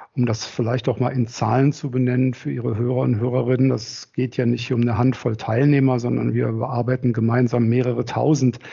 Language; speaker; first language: German; native; German